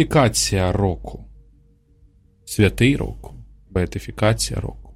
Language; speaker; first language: Polish; non-native, learner; Ukrainian